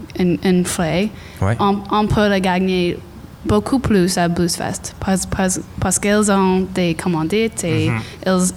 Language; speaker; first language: French; non-native, learner; English